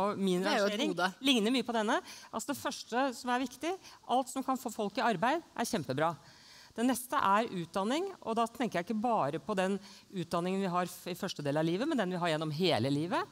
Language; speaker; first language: Norwegian; native; Norwegian